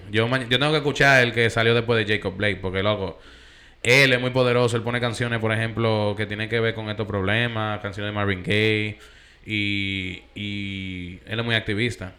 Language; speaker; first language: Spanish; early bilingual, heritage; Spanish